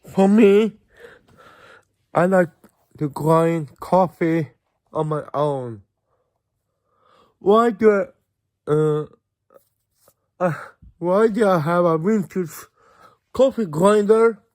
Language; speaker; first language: English; non-native, fluent; Swedish